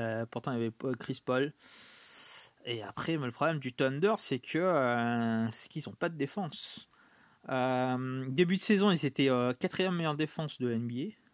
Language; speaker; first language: French; native; French